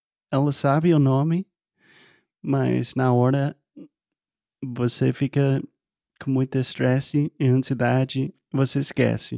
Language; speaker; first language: Portuguese; non-native, learner; English